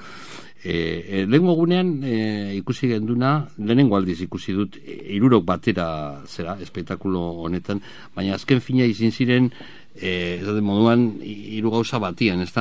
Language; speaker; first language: Basque; native; Basque